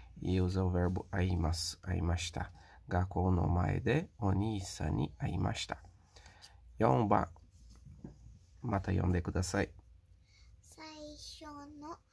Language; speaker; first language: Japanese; non-native, learner; Portuguese